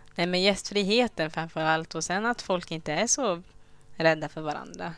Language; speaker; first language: Swedish; early bilingual, other home language; Kinyarwanda